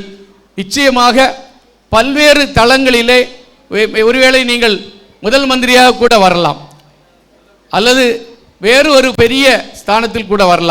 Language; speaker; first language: Tamil; native; Tamil